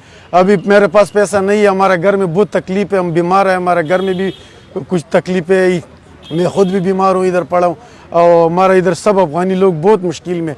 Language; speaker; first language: Hindi; non-native, learner; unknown